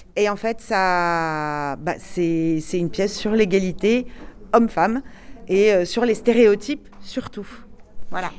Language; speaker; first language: French; native; French